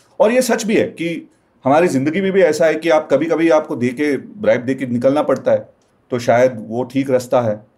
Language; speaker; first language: Hindi; non-native, local second language; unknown